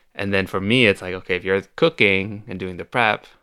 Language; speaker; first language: English; native; English